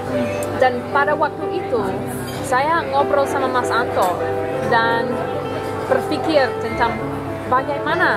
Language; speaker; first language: Indonesian; non-native, fluent; English